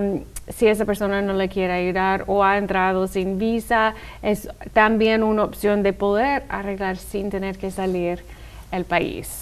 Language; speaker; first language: Spanish; non-native, fluent; English